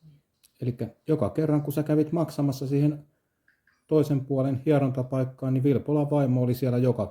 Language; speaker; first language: Finnish; native; Finnish